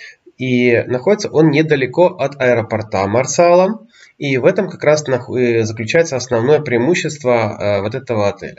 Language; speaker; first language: Russian; native; Russian